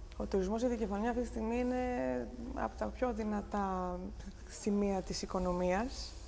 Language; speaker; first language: Greek; early bilingual, heritage; Greek